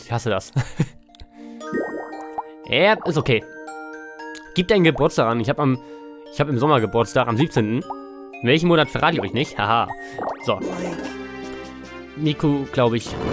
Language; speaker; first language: German; native; German